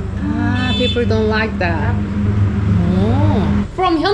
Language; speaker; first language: English; non-native, learner; Korean